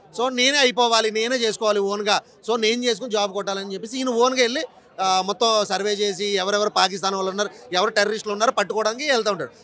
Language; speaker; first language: Telugu; native; Telugu